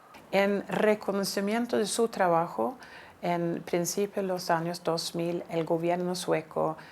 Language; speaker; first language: Spanish; non-native, fluent; Swedish